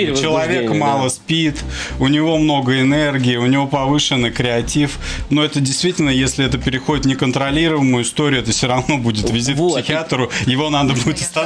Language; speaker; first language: Russian; native; Russian